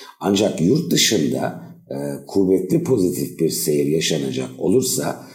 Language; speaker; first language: Turkish; native; Turkish